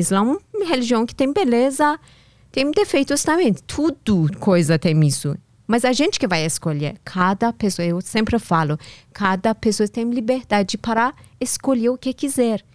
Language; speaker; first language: Portuguese; non-native, learner; Persian